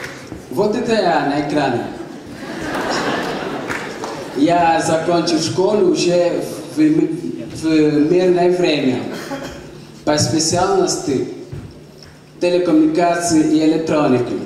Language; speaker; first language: Russian; non-native, learner; Portuguese